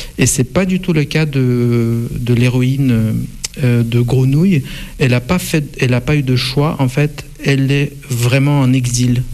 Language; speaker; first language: French; non-native, fluent; Russian